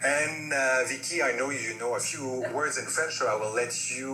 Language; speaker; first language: English; non-native, fluent; French